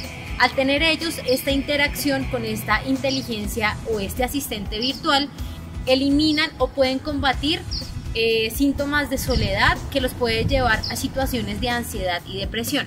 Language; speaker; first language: Spanish; native; Spanish